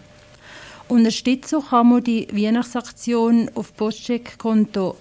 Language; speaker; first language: German; native; German